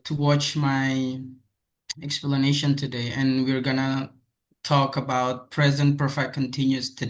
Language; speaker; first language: English; non-native, fluent; Indonesian